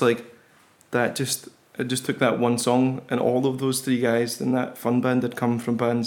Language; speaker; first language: English; native; English